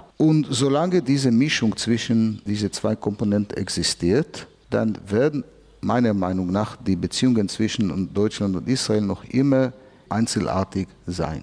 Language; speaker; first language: German; non-native, fluent; Hebrew